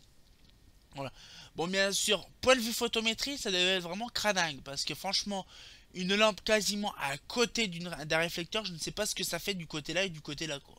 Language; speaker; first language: French; native; French